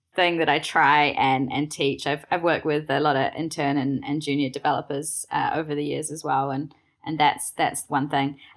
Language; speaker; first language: English; native; English